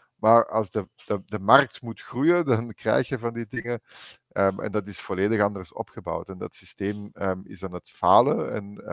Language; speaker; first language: Dutch; native; Dutch